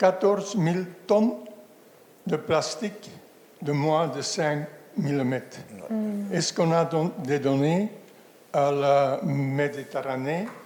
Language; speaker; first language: French; non-native, fluent; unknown